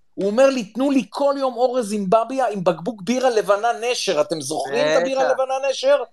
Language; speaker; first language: Hebrew; early bilingual, other home language; German